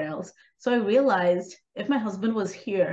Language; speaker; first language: English; non-native, local second language; Hindi